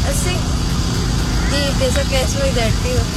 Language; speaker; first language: Spanish; early bilingual, other home language; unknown